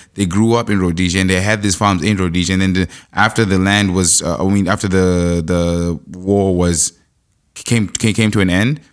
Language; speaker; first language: English; non-native, local second language; Shona